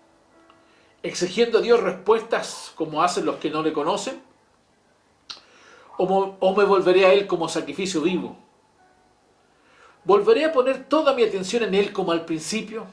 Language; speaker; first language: Spanish; native; Spanish